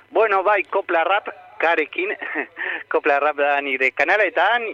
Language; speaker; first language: Basque; non-native, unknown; Spanish